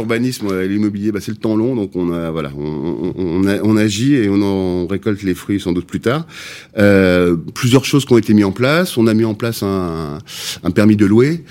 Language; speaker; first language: French; native; French